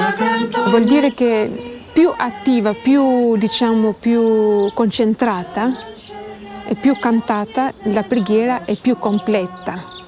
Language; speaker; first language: Italian; non-native, fluent; Albanian